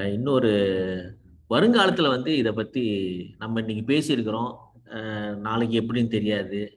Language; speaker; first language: Tamil; early bilingual, heritage; Tamil